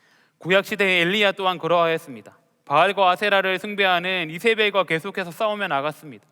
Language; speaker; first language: Korean; native; Korean